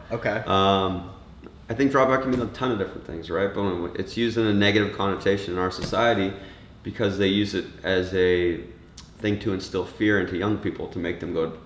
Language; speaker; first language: English; native; English